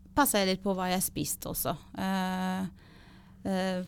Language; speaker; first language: Norwegian; non-native, fluent; German